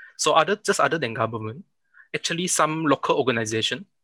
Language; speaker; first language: English; non-native, local second language; Chinese